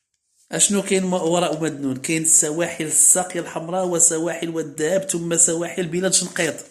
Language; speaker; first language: Arabic; native; Arabic